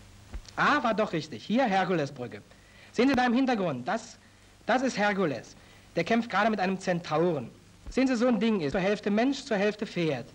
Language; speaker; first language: German; native; German